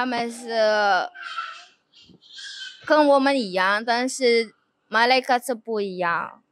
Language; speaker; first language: Chinese; non-native, fluent; Indonesian